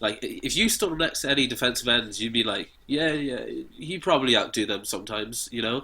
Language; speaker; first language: English; native; English